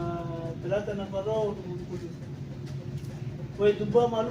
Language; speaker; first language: Arabic; non-native, learner; Hindi